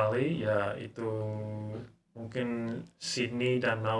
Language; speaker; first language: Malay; non-native, learner; English